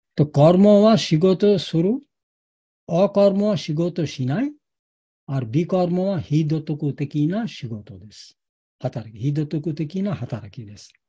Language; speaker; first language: Japanese; non-native, learner; Bangla